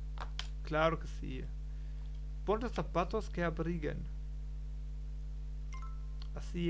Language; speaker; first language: Spanish; non-native, learner; German